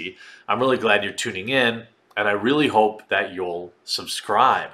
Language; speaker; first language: English; native; English